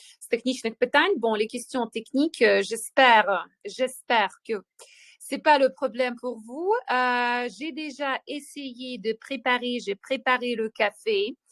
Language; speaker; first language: French; non-native, fluent; Ukrainian